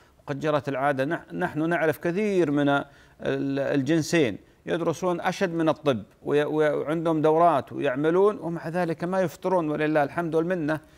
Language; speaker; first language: Arabic; native; Arabic